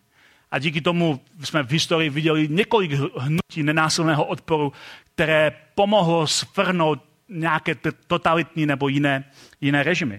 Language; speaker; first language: Czech; native; Czech